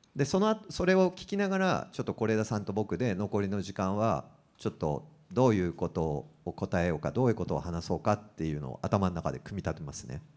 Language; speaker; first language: Japanese; native; Japanese